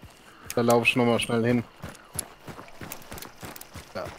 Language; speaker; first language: German; native; German